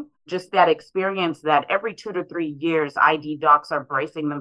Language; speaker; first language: English; non-native, local second language; Shona